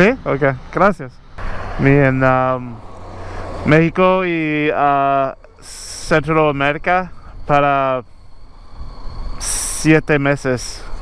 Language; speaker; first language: Spanish; non-native, learner; English